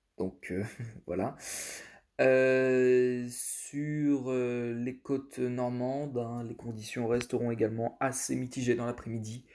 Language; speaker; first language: French; native; French